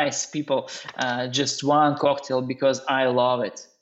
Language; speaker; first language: English; non-native, learner; Russian